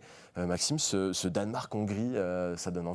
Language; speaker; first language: French; native; French